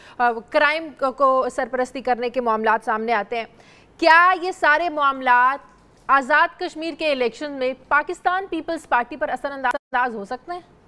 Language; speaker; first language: Urdu; native; Urdu